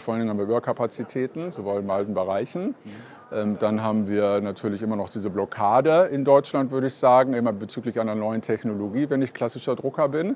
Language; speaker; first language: German; native; German